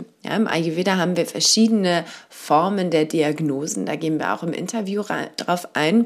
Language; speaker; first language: German; native; German